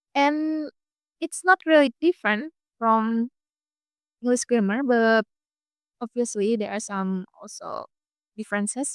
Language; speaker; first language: English; non-native, fluent; Indonesian